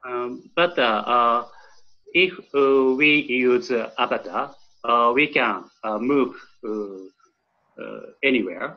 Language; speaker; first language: English; non-native, learner; Japanese